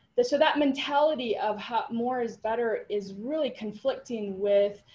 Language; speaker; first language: English; native; English